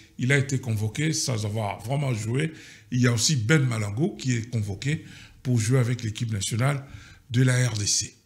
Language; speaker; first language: French; non-native, local second language; Lingala